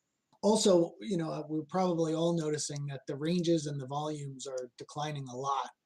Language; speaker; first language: English; native; English